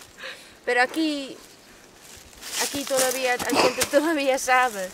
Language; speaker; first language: Galician; non-native, learner; Dutch